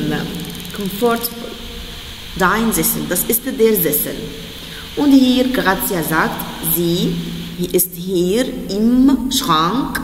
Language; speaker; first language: German; non-native, fluent; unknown